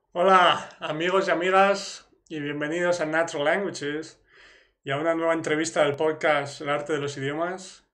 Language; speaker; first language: Spanish; native; Spanish